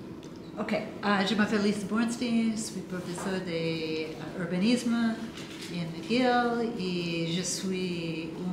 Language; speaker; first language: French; non-native, learner; English